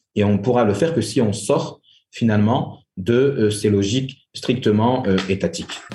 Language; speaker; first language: French; native; French